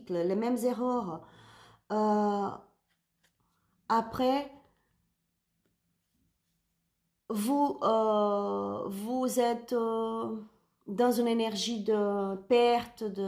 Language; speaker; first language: French; non-native, learner; Spanish